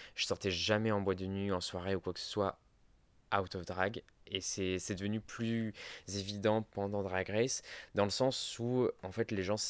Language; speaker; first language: French; native; French